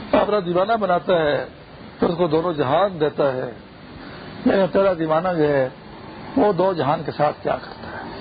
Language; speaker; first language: Urdu; non-native, local second language; Pashto